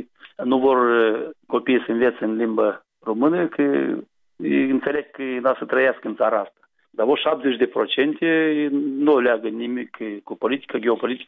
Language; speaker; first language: Romanian; non-native, local second language; Gagauz